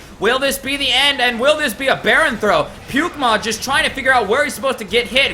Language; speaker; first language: English; native; English